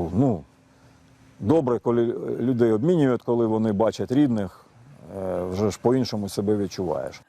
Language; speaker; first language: Ukrainian; native; Ukrainian